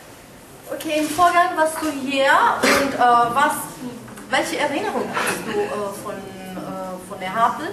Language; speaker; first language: German; non-native, fluent; Italian